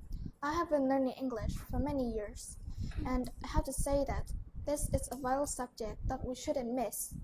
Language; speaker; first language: English; non-native, learner; Vietnamese